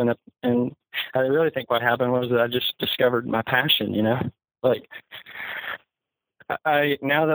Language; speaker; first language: English; native; English